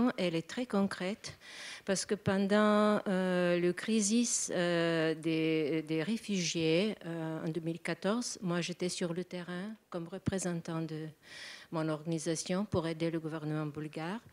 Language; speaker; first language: French; non-native, fluent; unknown